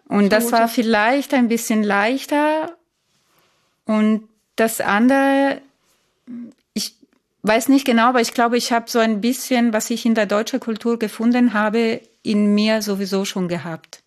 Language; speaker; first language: German; non-native, fluent; Italian